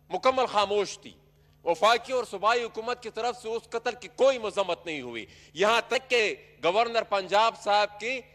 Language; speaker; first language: Urdu; non-native, local second language; Pashto